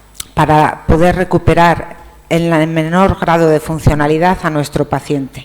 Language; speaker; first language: Spanish; native; Spanish